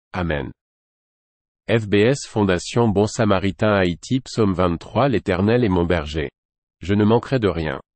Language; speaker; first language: French; non-native, local second language; Haitian Creole